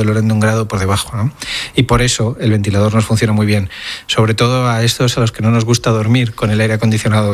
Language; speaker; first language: Spanish; native; Spanish